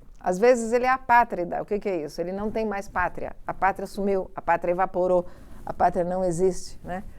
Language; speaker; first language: Portuguese; early bilingual, other home language; Italian